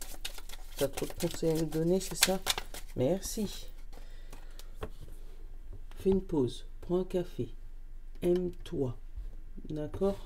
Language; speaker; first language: French; native; French